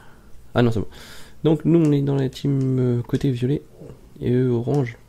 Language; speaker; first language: French; native; French